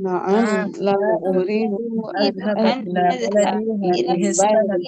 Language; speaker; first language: Arabic; non-native, learner; Indonesian